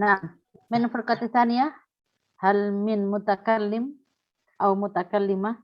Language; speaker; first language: Arabic; non-native, fluent; Indonesian